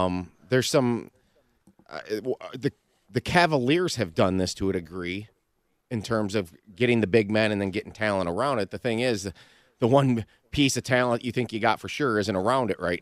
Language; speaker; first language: English; native; English